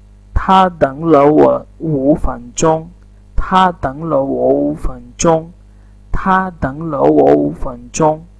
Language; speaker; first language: Chinese; non-native, learner; Urdu